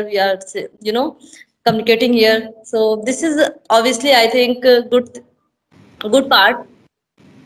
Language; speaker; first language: English; non-native, learner; Hindi